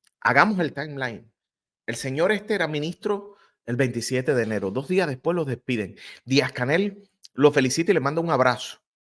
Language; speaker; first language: Spanish; native; Spanish